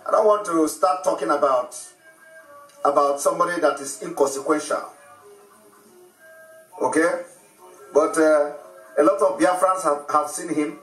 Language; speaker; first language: English; non-native, local second language; Igbo